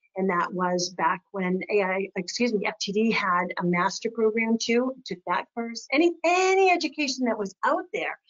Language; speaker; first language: English; native; English